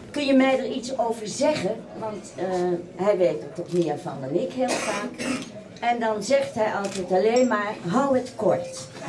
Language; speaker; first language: Dutch; native; Dutch